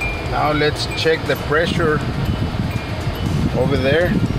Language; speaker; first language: English; non-native, fluent; Spanish